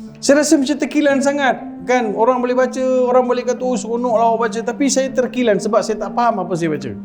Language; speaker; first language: Malay; non-native, local second language; Tamil